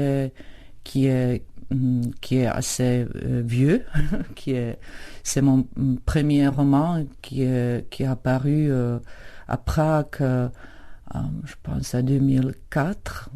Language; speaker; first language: French; non-native, fluent; Czech